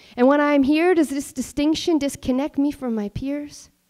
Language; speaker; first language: English; native; English